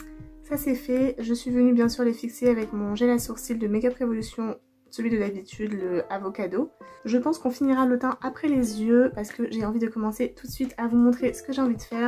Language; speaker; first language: French; native; French